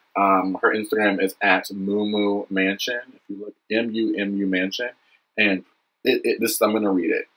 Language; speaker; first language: English; native; English